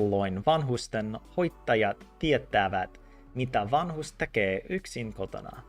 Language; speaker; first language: Finnish; non-native, learner; English